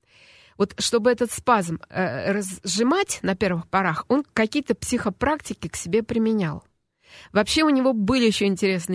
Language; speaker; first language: Russian; native; Russian